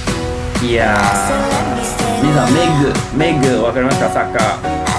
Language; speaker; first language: Japanese; non-native, fluent; English